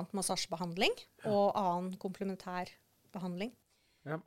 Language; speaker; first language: Norwegian; native; Norwegian